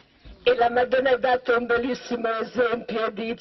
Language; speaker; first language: Italian; non-native, learner; Croatian